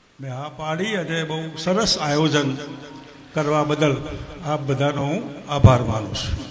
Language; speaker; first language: Gujarati; native; Gujarati